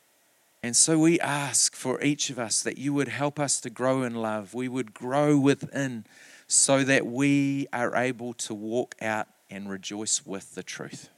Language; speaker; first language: English; native; English